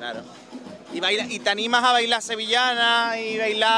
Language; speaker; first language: Spanish; native; Spanish